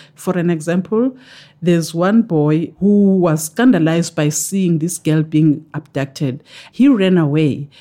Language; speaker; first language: English; non-native, local second language; Zulu